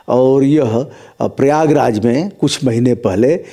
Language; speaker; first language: Hindi; native; Hindi